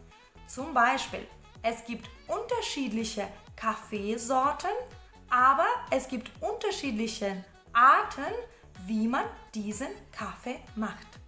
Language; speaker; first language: German; non-native, fluent; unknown